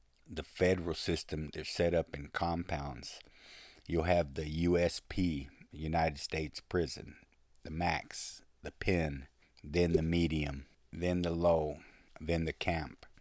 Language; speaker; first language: English; early bilingual, other home language; Spanish